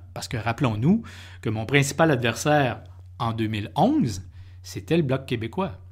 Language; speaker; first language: French; native; French